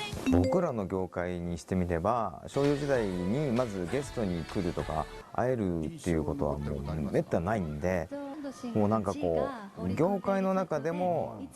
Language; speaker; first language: Japanese; native; Japanese